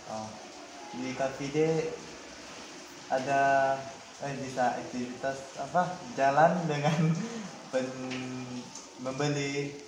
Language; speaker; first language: Indonesian; non-native, learner; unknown